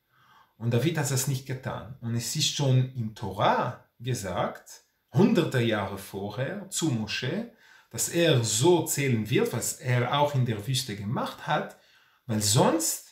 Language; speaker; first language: German; non-native, fluent; Hebrew